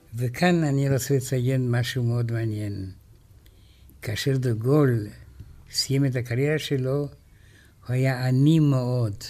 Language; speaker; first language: Hebrew; non-native, fluent; Romanian